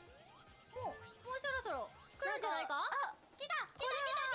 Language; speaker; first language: Japanese; native; Japanese